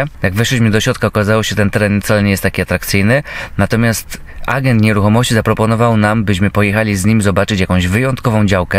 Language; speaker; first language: Polish; native; Polish